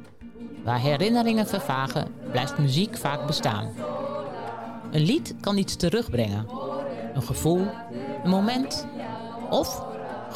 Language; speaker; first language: Dutch; native; Dutch